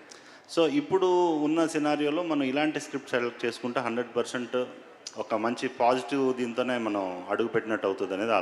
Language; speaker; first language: Telugu; native; Telugu